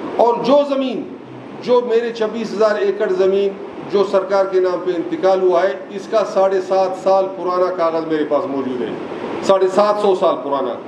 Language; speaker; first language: Urdu; non-native, local second language; Baluchi